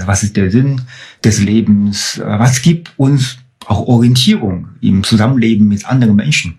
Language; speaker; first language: German; non-native, fluent; Chinese